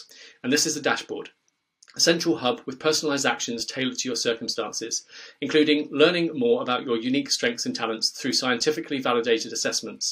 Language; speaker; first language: English; native; English